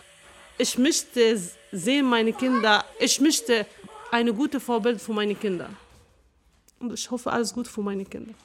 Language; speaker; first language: German; non-native, learner; Arabic